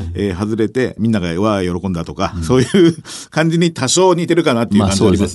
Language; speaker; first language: Japanese; native; Japanese